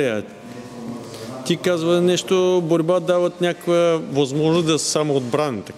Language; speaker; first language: Bulgarian; non-native, learner; Russian